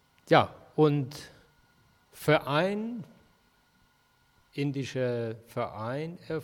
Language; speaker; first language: German; non-native, fluent; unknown